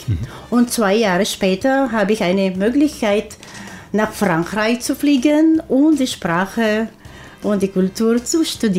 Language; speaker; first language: German; non-native, fluent; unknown